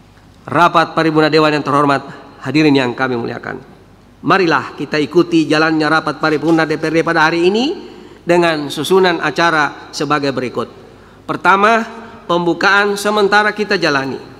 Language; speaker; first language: Indonesian; native; Indonesian